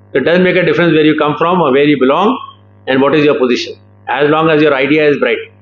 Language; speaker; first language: Hindi; non-native, local second language; Punjabi